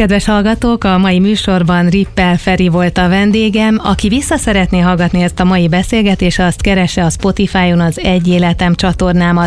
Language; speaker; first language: Hungarian; native; Hungarian